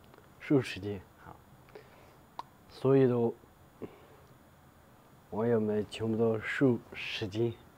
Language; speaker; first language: Chinese; non-native, local second language; Tibetan